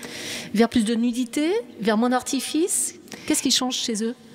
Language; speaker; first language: French; native; French